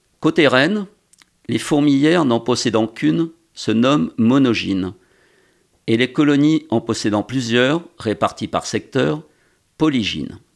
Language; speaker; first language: French; native; French